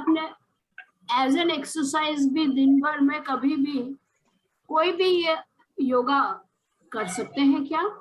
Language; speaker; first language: Hindi; native; Hindi